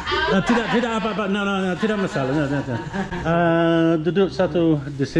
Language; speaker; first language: Indonesian; non-native, learner; English